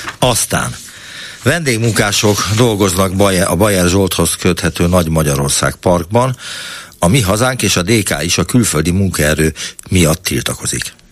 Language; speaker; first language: Hungarian; native; Hungarian